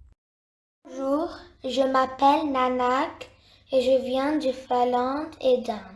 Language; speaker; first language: French; non-native, learner; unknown